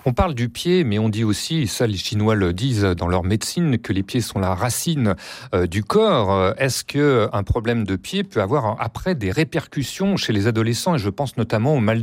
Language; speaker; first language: French; native; French